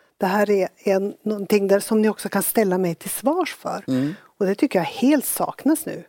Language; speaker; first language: Swedish; native; Swedish